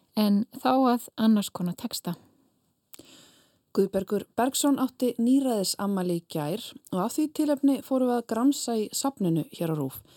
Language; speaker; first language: Icelandic; native; Icelandic